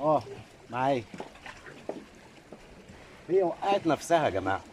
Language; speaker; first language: Arabic; native; Arabic